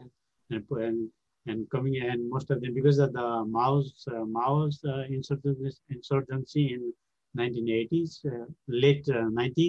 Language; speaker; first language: English; non-native, local second language; Gurung